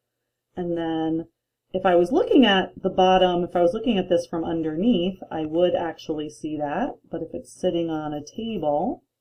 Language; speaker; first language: English; native; English